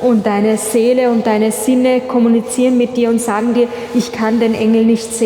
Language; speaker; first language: German; non-native, fluent; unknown